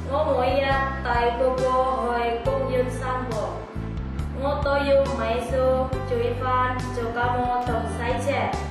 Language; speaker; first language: Cantonese; non-native, learner; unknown